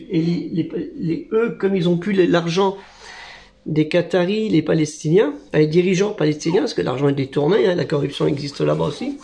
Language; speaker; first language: French; native; French